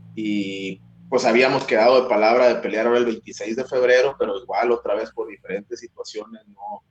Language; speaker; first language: Spanish; native; Spanish